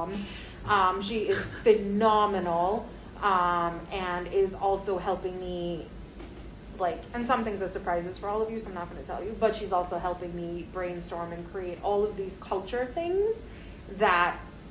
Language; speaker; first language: English; non-native, local second language; Hindi